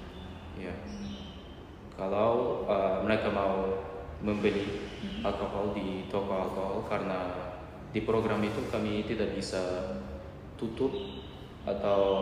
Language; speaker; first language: Indonesian; non-native, learner; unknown